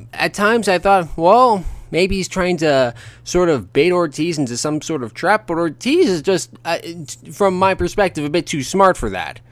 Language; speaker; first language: English; native; English